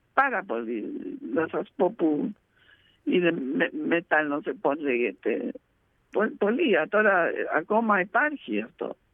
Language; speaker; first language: Greek; early bilingual, heritage; Greek